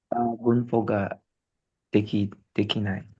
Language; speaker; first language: Japanese; non-native, learner; Indonesian